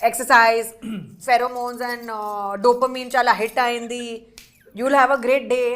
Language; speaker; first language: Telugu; non-native, local second language; Hindi